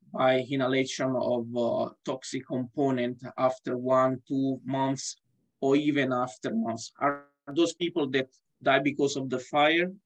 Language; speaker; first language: English; non-native, fluent; Italian